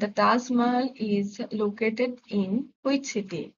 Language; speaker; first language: English; non-native, local second language; Assamese